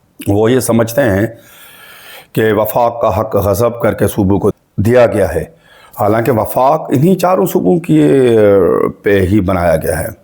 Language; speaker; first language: Urdu; non-native, local second language; Sindhi